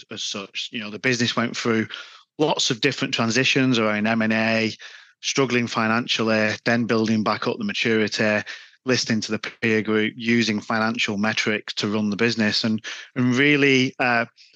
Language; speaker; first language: English; native; English